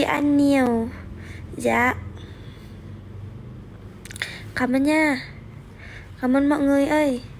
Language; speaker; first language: Vietnamese; non-native, learner; Indonesian